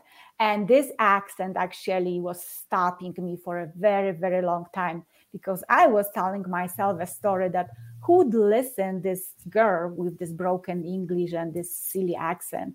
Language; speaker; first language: English; non-native, fluent; Polish